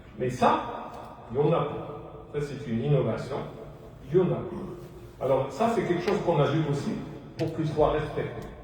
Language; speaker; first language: French; non-native, local second language; Arabic